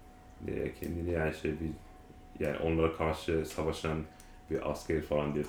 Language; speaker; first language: Turkish; non-native, learner; Japanese